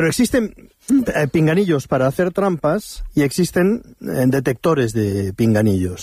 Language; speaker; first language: Spanish; native; Spanish